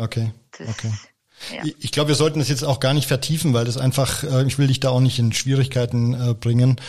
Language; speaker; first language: German; native; German